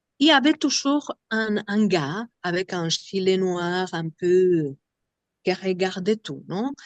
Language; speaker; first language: French; non-native, fluent; Spanish